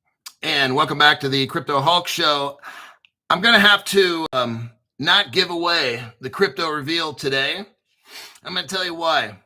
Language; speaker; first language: English; native; English